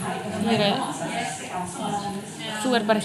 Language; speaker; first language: Icelandic; non-native, fluent; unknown